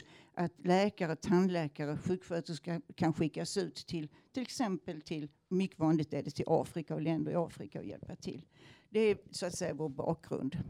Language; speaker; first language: Swedish; native; Swedish